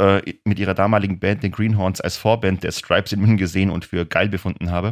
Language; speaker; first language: German; native; German